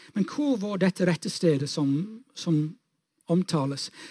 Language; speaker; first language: Norwegian; non-native, fluent; English